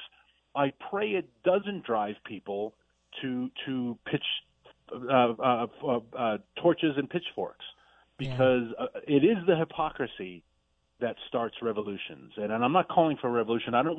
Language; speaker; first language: English; native; English